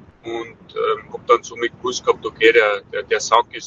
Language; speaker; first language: German; native; German